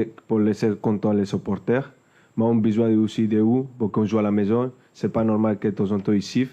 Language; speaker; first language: French; non-native, fluent; Spanish